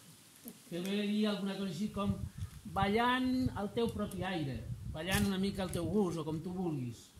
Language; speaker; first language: Catalan; native; Catalan